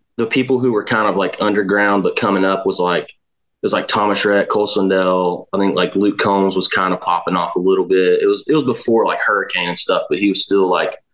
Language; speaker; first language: English; native; English